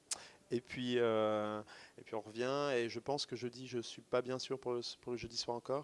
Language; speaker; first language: French; native; French